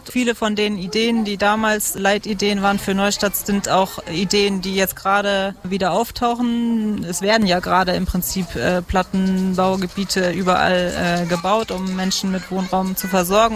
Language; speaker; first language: German; native; German